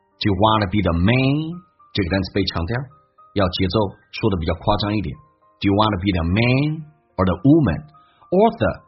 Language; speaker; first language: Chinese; native; Chinese